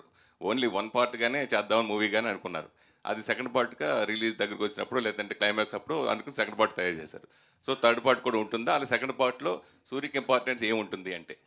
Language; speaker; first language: Telugu; native; Telugu